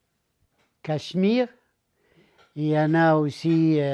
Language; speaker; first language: French; non-native, learner; Arabic